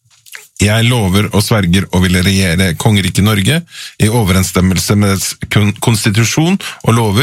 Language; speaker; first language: Norwegian; native; Norwegian